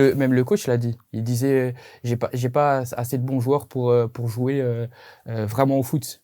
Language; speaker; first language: French; native; French